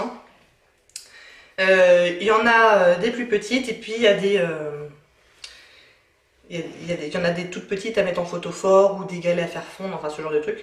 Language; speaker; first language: French; native; French